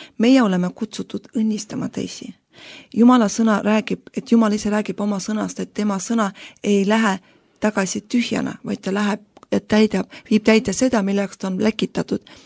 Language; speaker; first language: Estonian; non-native, local second language; Russian